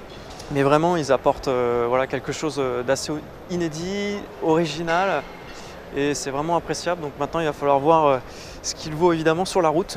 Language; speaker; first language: French; native; French